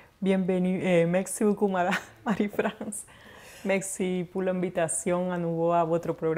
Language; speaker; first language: French; non-native, fluent; Spanish